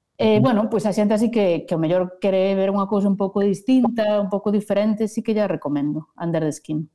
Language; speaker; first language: Galician; non-native, local second language; Spanish